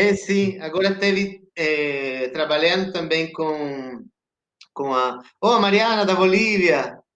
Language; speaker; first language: Portuguese; non-native, fluent; Spanish